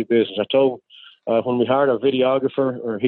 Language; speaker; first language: English; native; English